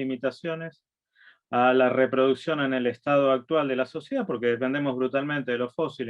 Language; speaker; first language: Spanish; native; Spanish